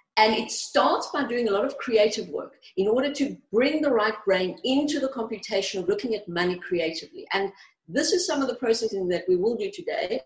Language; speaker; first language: English; early bilingual, other home language; Greek